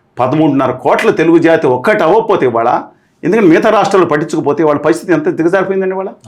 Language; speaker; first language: Telugu; native; Telugu